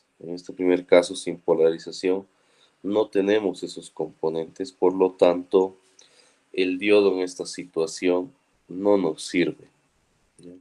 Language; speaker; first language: Spanish; native; Spanish